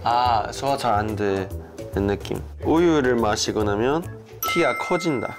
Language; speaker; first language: Korean; non-native, learner; Chinese